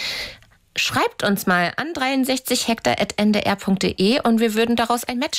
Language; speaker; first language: German; native; German